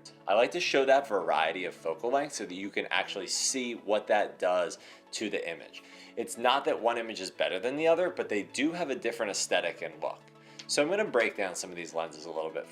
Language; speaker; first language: English; native; English